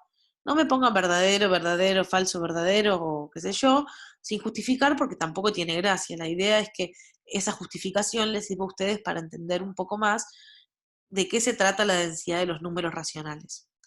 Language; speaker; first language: Spanish; native; Spanish